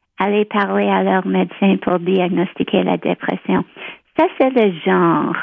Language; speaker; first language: French; non-native, local second language; English